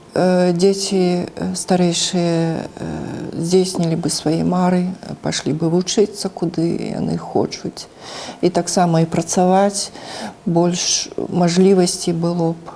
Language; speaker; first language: Belarusian; native; Belarusian